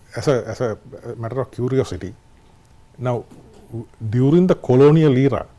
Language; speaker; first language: English; non-native, local second language; Sinhala